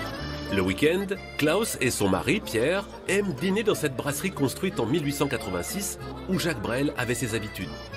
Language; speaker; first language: French; native; French